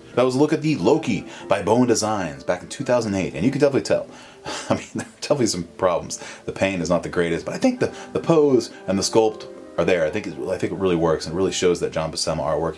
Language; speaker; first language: English; native; English